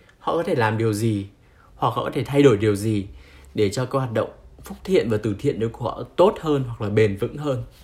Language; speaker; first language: Vietnamese; native; Vietnamese